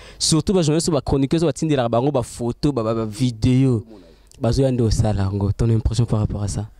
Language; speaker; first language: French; non-native, local second language; Lingala